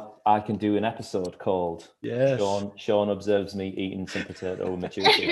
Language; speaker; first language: English; native; English